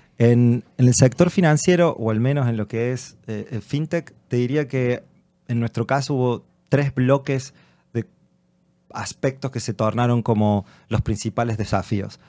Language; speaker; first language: Spanish; native; Spanish